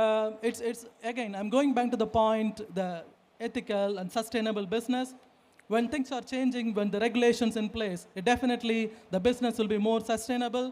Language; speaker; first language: English; non-native, fluent; Tamil